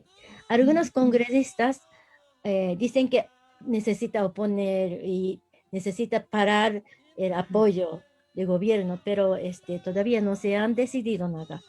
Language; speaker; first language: Spanish; non-native, learner; Japanese